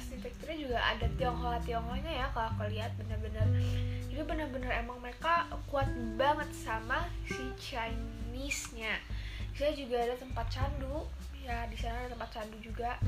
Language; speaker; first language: Indonesian; native; Indonesian